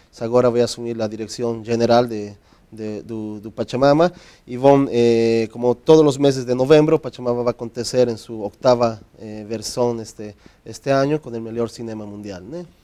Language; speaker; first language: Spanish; native; Spanish